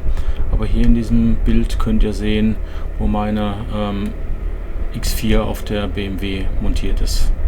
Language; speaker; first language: German; native; German